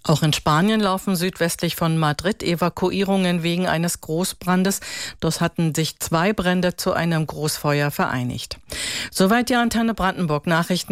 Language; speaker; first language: German; native; German